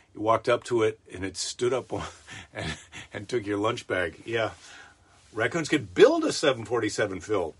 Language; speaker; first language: English; native; English